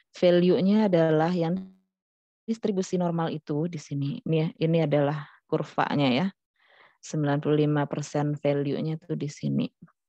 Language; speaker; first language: Indonesian; non-native, local second language; Minangkabau